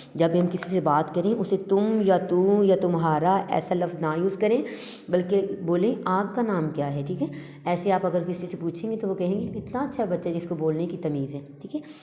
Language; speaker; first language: Urdu; native; Urdu